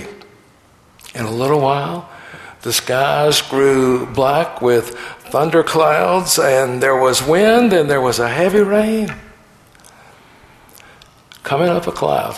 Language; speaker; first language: English; native; English